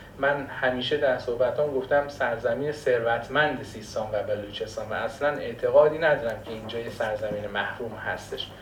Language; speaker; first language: Persian; non-native, local second language; Baluchi